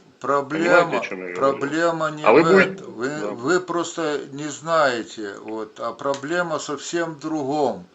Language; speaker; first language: Russian; non-native, local second language; Ukrainian